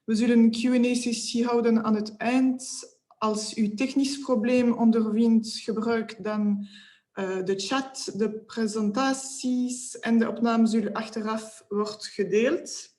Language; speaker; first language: Dutch; non-native, local second language; French